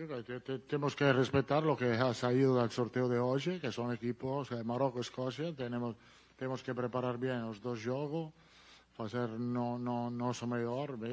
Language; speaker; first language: Portuguese; non-native, learner; Italian